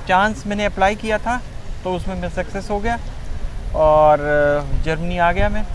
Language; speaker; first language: Hindi; native; Hindi